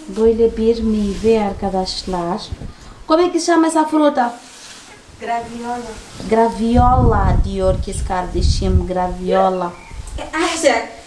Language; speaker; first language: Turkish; non-native, fluent; Portuguese